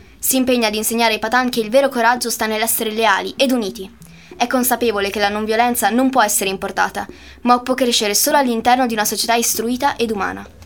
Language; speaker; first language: Italian; native; Italian